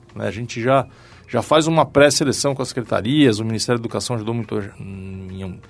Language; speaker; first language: Portuguese; native; Portuguese